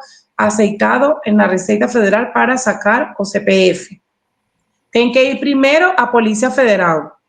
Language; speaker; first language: Portuguese; non-native, learner; Spanish